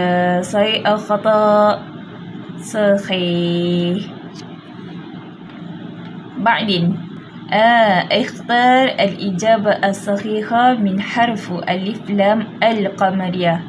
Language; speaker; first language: Arabic; non-native, learner; Malay